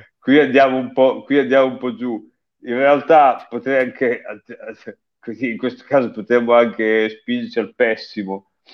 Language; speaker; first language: Italian; native; Italian